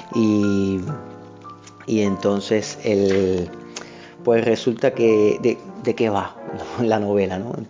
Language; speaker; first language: Spanish; native; Spanish